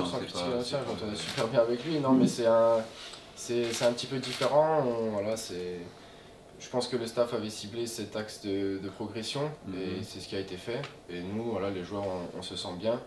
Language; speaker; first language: French; native; French